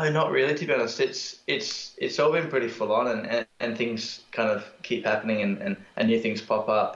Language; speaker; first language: English; native; English